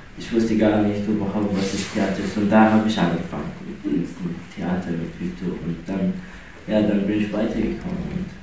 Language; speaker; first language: German; non-native, learner; Persian